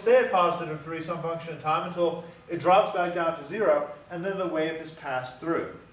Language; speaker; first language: English; native; English